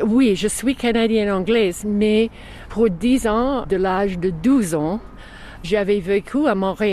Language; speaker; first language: French; non-native, fluent; English